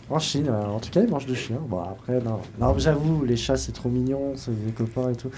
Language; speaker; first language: French; native; French